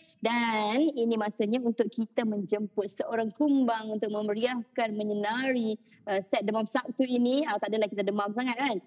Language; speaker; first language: Malay; native; Malay